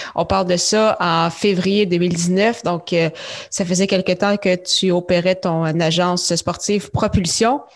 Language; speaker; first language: French; native; French